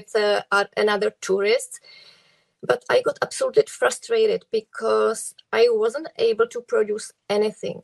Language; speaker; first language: English; non-native, fluent; Czech